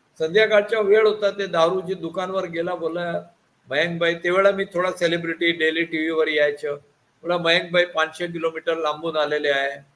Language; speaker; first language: Marathi; non-native, local second language; Gujarati